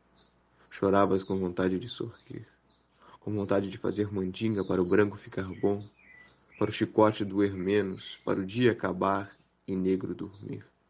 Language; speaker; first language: Portuguese; native; Portuguese